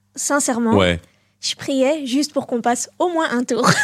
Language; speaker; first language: French; native; French